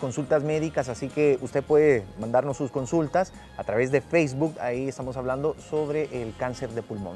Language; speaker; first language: Spanish; native; Spanish